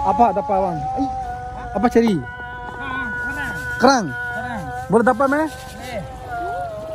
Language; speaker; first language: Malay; non-native, learner; Bangla